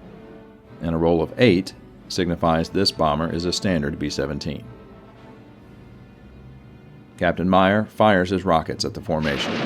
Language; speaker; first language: English; native; English